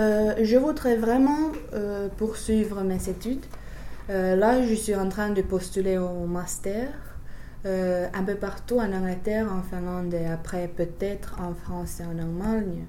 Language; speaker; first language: French; non-native, fluent; Finnish